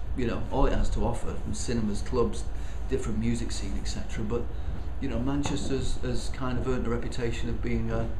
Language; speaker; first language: English; native; English